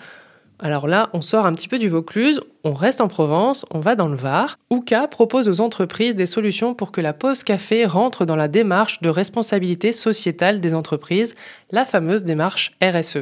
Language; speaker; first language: French; native; French